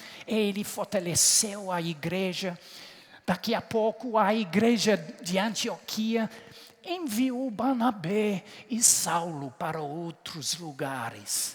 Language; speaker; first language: Portuguese; non-native, fluent; English